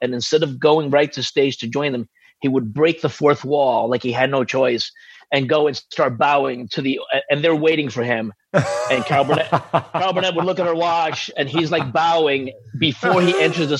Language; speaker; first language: English; early bilingual, other home language; Spanish